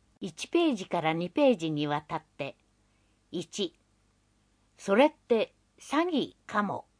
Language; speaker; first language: Japanese; native; Japanese